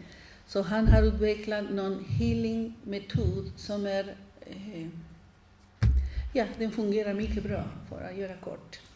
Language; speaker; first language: Swedish; non-native, fluent; Spanish